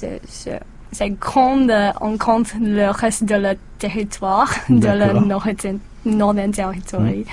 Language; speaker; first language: French; non-native, learner; English